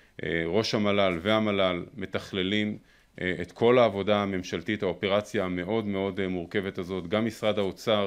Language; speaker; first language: Hebrew; native; Hebrew